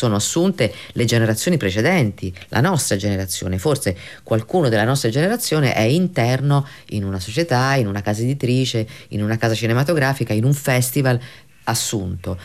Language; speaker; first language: Italian; native; Italian